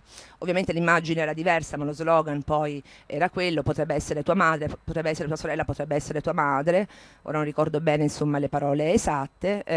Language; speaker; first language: Italian; native; Italian